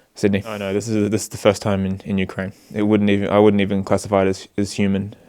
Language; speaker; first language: English; native; English